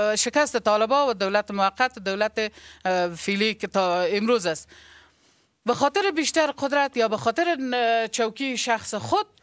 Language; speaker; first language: Persian; native; Persian